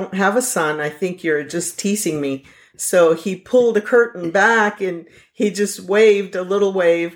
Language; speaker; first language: English; non-native, fluent; Spanish